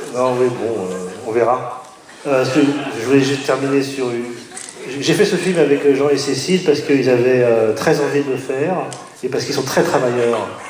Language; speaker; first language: French; native; French